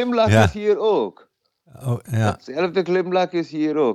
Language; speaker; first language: Dutch; non-native, fluent; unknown